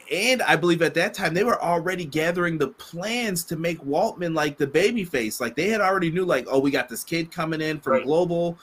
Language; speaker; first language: English; native; English